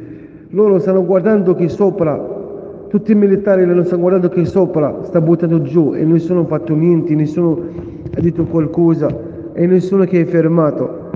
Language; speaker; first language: Italian; non-native, fluent; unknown